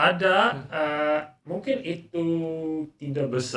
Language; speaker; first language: Indonesian; non-native, learner; English